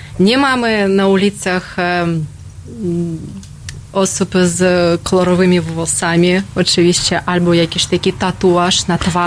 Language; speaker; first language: Polish; non-native, learner; Russian